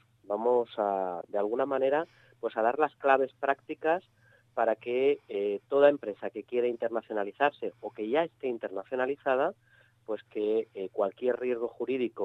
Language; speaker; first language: Spanish; native; Spanish